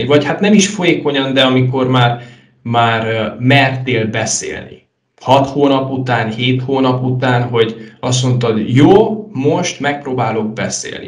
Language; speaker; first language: Hungarian; non-native, fluent; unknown